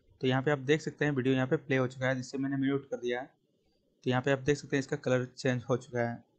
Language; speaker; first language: Hindi; native; Hindi